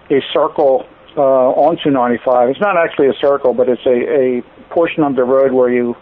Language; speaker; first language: English; native; English